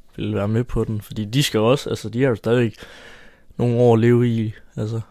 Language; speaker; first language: Danish; native; Danish